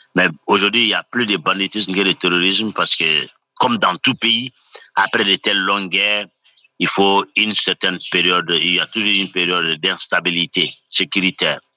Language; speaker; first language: French; non-native, local second language; Bambara